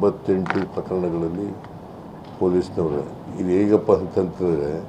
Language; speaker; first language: Kannada; native; Kannada